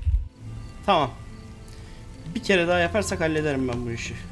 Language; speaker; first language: Turkish; native; Turkish